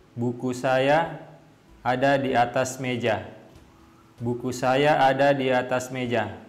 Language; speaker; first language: Indonesian; native; Indonesian